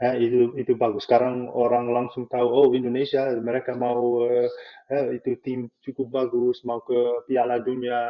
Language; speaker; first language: Indonesian; non-native, fluent; Dutch